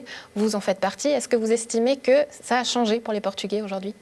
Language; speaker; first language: French; native; French